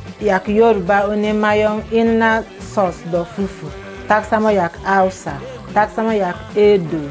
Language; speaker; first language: Polish; non-native, learner; Igbo